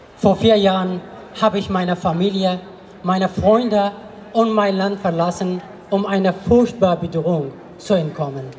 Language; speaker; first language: German; non-native, fluent; Persian